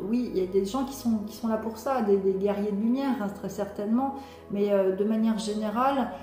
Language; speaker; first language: French; native; French